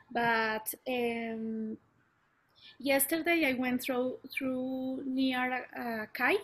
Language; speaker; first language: English; non-native, learner; Spanish